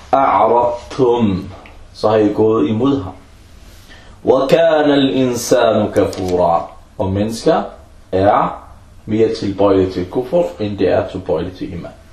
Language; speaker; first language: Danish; early bilingual, other home language; Arabic